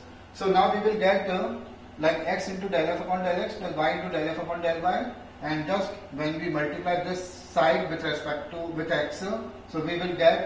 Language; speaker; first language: English; non-native, local second language; Hindi